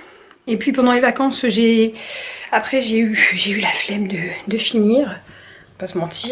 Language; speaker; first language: French; native; French